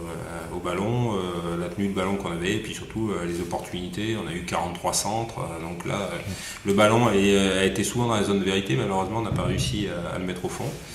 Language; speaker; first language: French; native; French